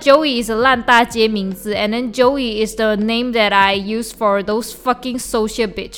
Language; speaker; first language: English; non-native, local second language; Chinese